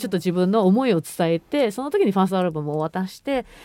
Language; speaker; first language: Japanese; non-native, fluent; Chinese